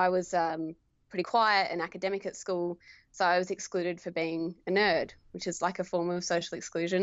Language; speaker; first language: English; native; English